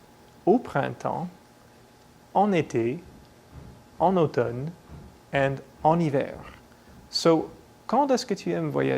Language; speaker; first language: French; non-native, fluent; English